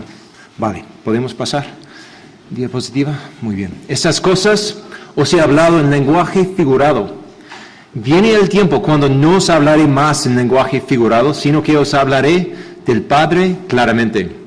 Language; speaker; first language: Spanish; non-native, fluent; English